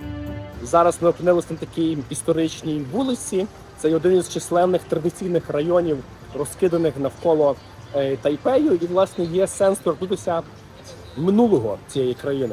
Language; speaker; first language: Ukrainian; native; Ukrainian